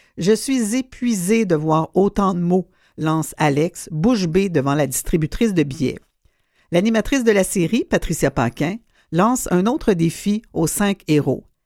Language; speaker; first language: French; native; French